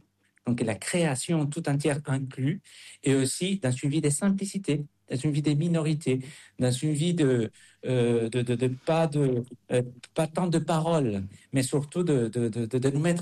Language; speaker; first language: French; non-native, fluent; Spanish